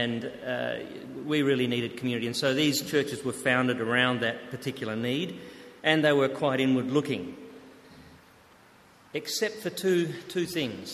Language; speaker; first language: English; native; English